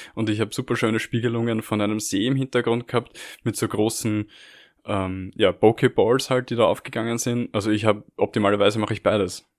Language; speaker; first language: German; native; German